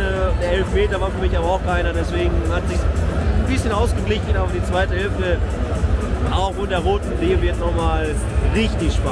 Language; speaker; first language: German; native; German